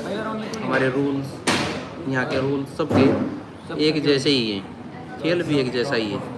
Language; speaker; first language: Hindi; native; Hindi